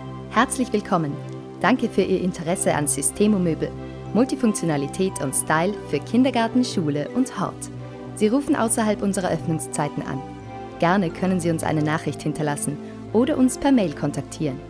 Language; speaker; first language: German; native; German